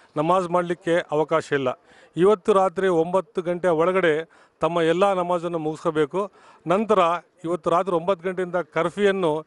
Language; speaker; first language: Kannada; non-native, local second language; Urdu